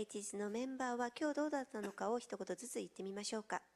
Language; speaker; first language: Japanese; non-native, learner; Korean